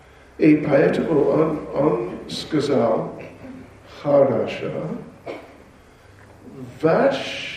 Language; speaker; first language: Russian; non-native, learner; English